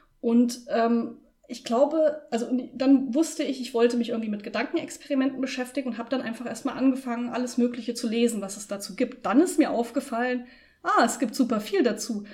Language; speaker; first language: German; native; German